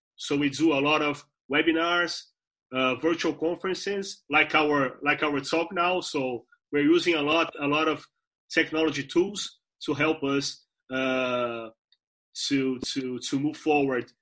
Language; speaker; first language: English; non-native, fluent; Portuguese